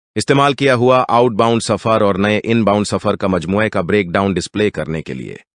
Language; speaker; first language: Urdu; native; Urdu